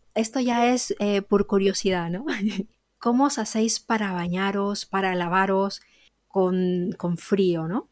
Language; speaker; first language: Spanish; native; Spanish